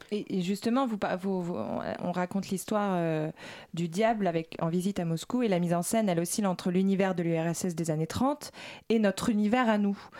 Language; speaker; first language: French; native; French